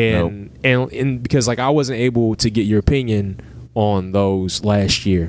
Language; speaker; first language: English; native; English